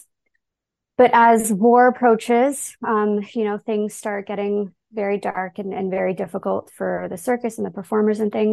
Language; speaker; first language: English; native; English